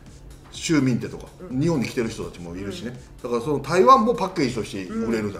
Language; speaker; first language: Japanese; native; Japanese